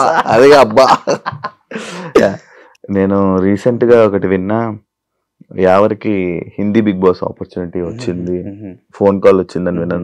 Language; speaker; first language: Telugu; native; Telugu